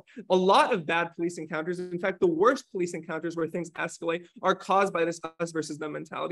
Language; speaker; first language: English; native; English